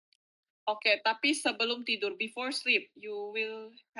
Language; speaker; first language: English; non-native, fluent; Indonesian